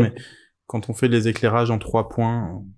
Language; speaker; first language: French; native; French